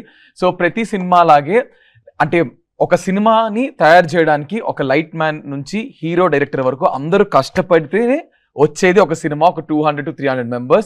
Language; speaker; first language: Telugu; native; Telugu